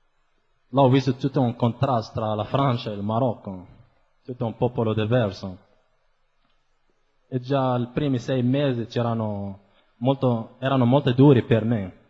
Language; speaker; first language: Italian; non-native, fluent; Arabic